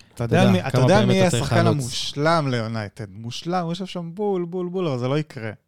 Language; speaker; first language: Hebrew; early bilingual, other home language; Spanish